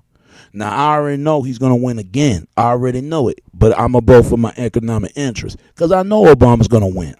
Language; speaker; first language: English; native; English